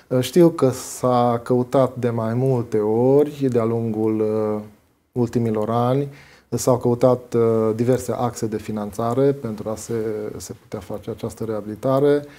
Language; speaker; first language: Romanian; non-native, local second language; Hungarian